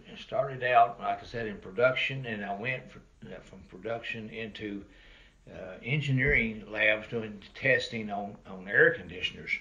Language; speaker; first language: English; native; English